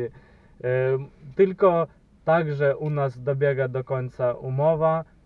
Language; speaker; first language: Polish; non-native, fluent; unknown